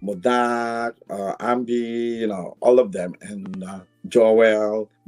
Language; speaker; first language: English; non-native, local second language; Filipino